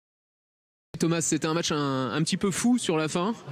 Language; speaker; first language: French; native; French